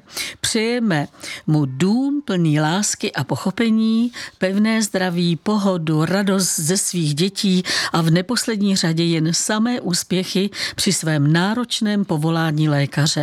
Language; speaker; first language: Czech; native; Czech